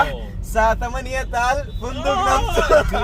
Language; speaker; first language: Arabic; non-native, learner; Hindi